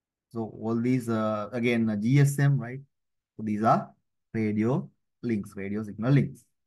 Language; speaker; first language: English; non-native, local second language; Sinhala